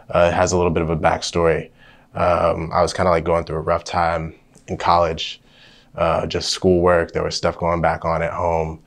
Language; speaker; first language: English; native; English